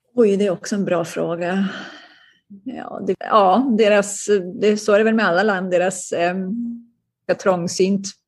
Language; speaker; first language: Swedish; native; Swedish